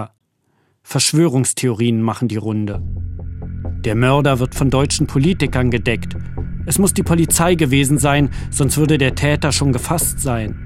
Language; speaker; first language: German; native; German